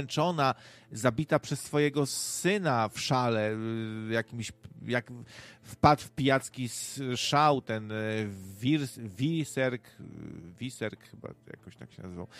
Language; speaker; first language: Polish; native; Polish